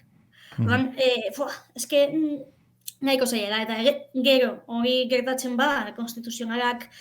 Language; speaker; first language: Basque; non-native, fluent; Catalan